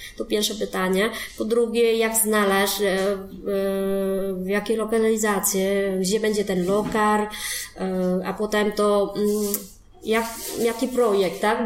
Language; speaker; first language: Polish; non-native, fluent; Vietnamese